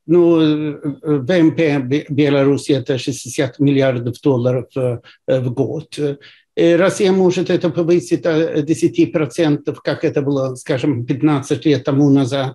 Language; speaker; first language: Russian; non-native, fluent; Swedish